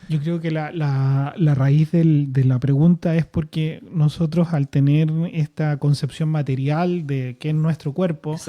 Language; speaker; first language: Spanish; native; Spanish